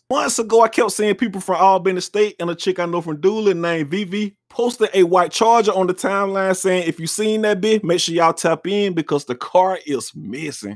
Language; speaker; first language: English; native; English